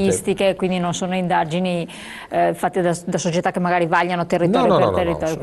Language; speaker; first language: Italian; native; Italian